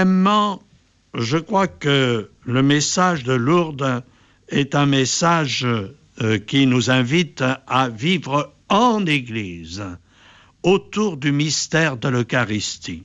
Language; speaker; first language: French; native; French